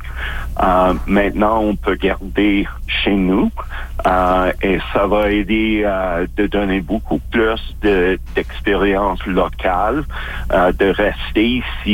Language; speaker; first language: French; non-native, local second language; English